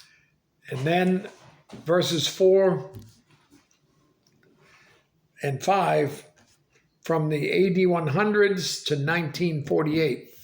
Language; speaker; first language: English; native; English